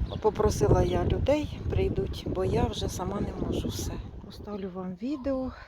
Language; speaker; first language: Ukrainian; native; Ukrainian